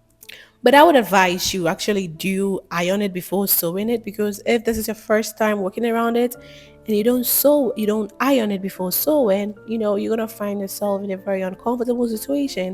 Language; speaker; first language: English; non-native, local second language; Akan